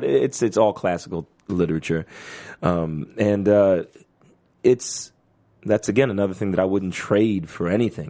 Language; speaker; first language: English; native; English